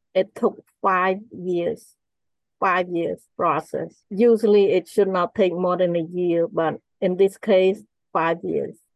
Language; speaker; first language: English; non-native, fluent; Khmer